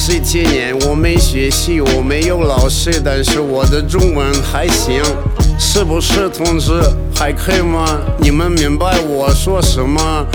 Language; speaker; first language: Chinese; non-native, learner; Russian